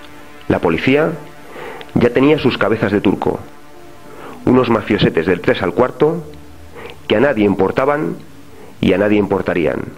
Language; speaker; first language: Spanish; native; Spanish